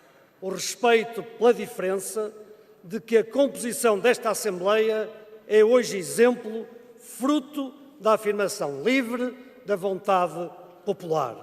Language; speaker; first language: Portuguese; native; Portuguese